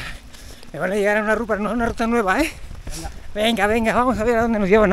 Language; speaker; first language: Spanish; native; Spanish